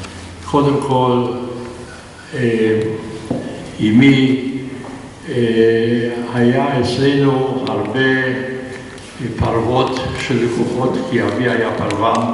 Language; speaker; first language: Hebrew; non-native, fluent; Polish